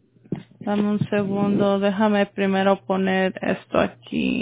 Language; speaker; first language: Spanish; early bilingual, heritage; Spanish